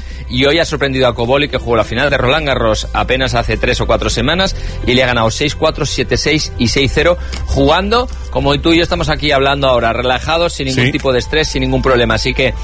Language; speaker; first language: Spanish; native; Spanish